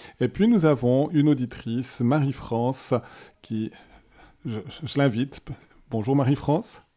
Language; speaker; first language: French; native; French